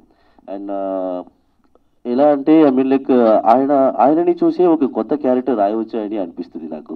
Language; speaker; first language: Telugu; non-native, learner; Tamil